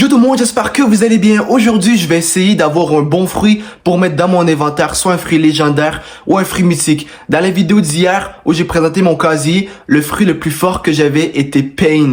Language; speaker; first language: French; native; French